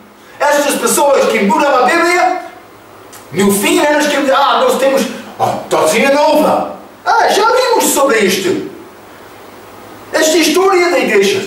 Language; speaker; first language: Portuguese; non-native, fluent; English